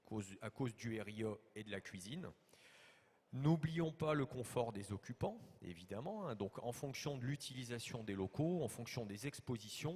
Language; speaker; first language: French; native; French